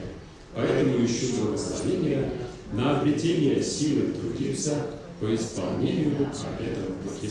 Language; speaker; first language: Russian; native; Russian